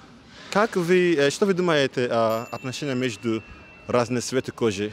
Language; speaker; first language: Russian; non-native, learner; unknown